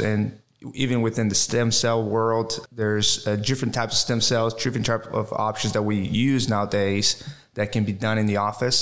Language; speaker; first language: English; non-native, fluent; Portuguese